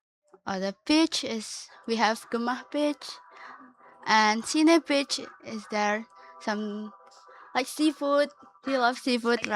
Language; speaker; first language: English; non-native, learner; Indonesian